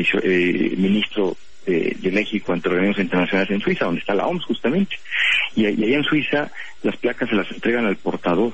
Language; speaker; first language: Spanish; native; Spanish